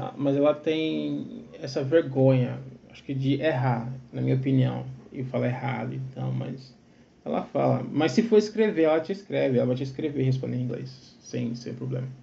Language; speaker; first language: Portuguese; non-native, fluent; Akan